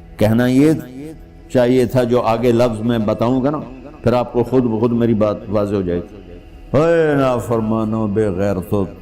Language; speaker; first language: Urdu; non-native, local second language; Punjabi